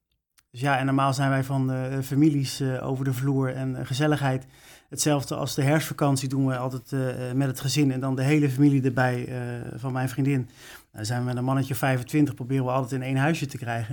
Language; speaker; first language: Dutch; native; Dutch